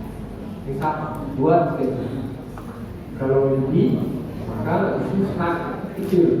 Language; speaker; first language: Indonesian; non-native, learner; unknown